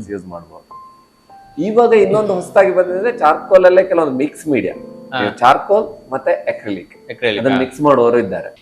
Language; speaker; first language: Kannada; native; Kannada